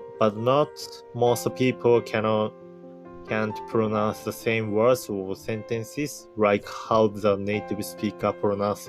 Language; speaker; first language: English; non-native, learner; Japanese